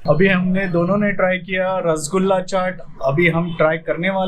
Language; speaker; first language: Hindi; native; Hindi